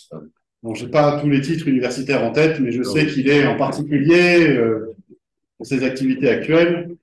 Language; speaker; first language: French; native; French